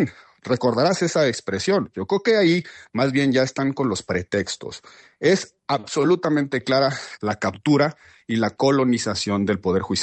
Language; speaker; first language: Spanish; native; Spanish